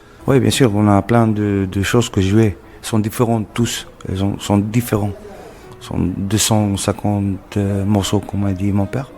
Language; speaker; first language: French; non-native, local second language; Arabic